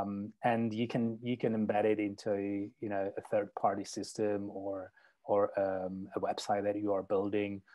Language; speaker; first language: English; non-native, fluent; Czech